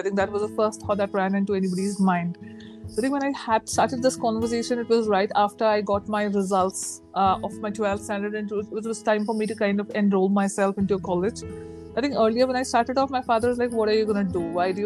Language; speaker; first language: English; non-native, local second language; Urdu